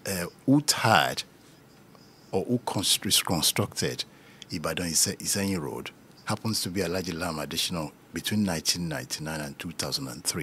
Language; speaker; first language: English; non-native, local second language; Yoruba